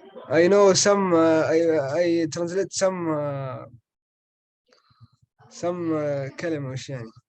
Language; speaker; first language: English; non-native, learner; Arabic